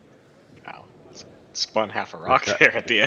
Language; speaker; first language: English; native; English